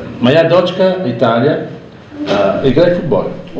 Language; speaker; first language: Russian; non-native, learner; Italian